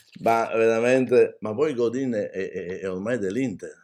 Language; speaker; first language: Italian; native; Italian